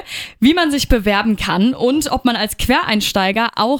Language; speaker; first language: German; native; German